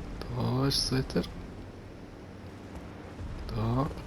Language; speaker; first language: German; native; German